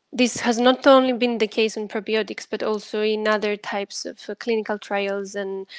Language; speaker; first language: English; non-native, fluent; Greek